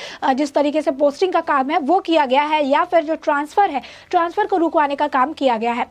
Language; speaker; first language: Hindi; native; Hindi